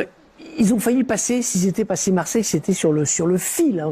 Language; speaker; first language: French; native; French